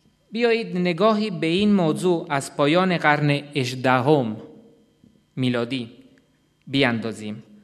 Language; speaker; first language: Persian; non-native, fluent; Italian